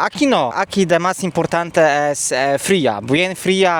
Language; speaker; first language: Spanish; non-native, learner; Polish